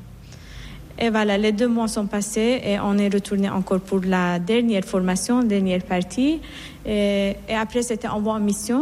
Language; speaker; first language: French; non-native, fluent; Assyrian Neo-Aramaic